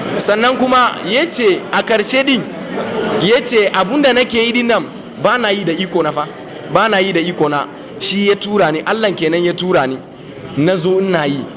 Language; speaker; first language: Hausa; non-native, local second language; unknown